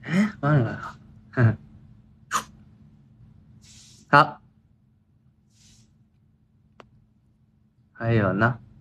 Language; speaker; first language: Chinese; non-native, learner; Japanese